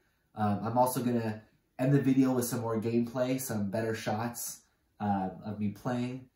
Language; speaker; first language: English; native; English